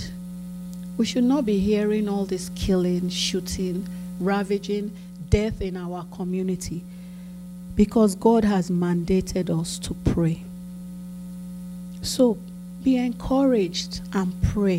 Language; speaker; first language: English; non-native, local second language; Yoruba